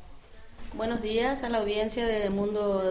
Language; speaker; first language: Spanish; native; Spanish